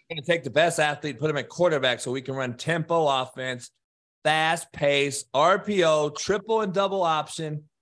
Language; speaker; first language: English; native; English